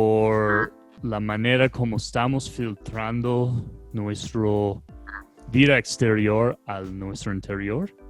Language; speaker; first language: Spanish; non-native, fluent; English